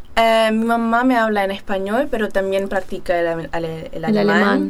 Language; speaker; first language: Spanish; early bilingual, heritage; German